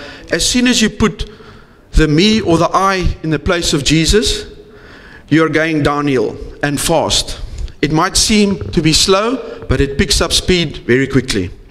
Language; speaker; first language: English; non-native, local second language; Afrikaans